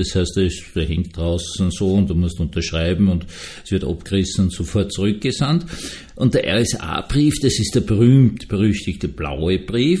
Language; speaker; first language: German; native; German